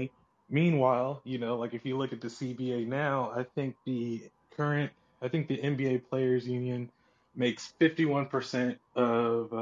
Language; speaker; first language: English; native; English